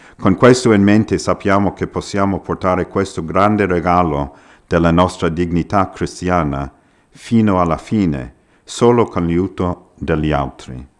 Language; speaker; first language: Italian; non-native, fluent; English